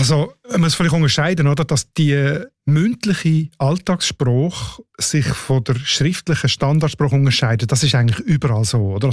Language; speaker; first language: German; native; German